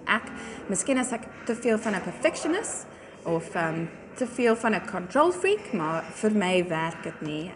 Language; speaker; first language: Afrikaans; non-native, local second language; English